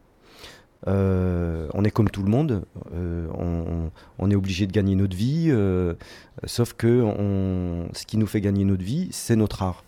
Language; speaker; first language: French; native; French